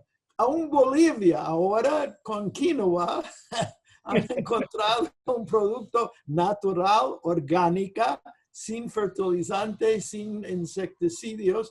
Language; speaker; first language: Spanish; non-native, fluent; English